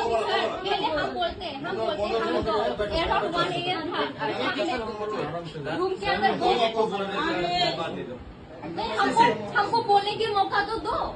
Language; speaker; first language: Hindi; non-native, local second language; Kok Borok